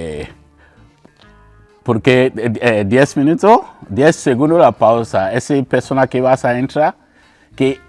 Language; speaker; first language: Spanish; non-native, learner; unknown